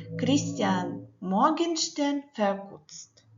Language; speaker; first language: German; non-native, fluent; Ukrainian